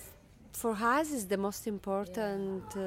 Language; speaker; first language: English; non-native, learner; Italian